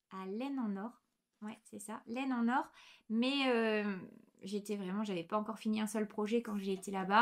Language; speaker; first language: French; native; French